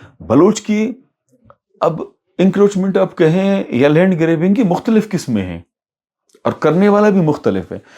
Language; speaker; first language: Urdu; non-native, local second language; Baluchi